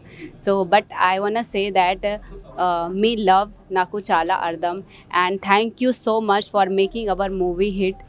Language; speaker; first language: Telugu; non-native, learner; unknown